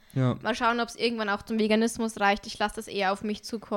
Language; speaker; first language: German; native; German